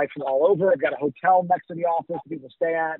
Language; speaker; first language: English; native; English